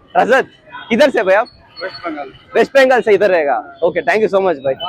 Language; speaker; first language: Hindi; non-native, local second language; Kannada